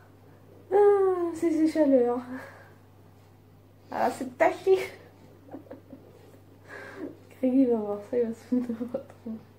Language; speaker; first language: French; native; French